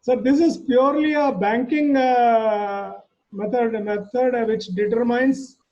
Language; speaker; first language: English; non-native, local second language; Kannada